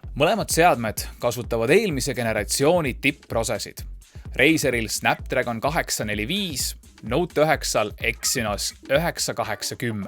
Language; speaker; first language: Estonian; native; Estonian